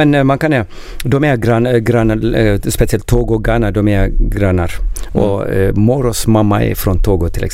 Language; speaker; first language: Swedish; non-native, learner; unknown